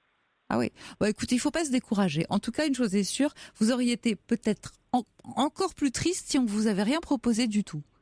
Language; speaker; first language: French; native; French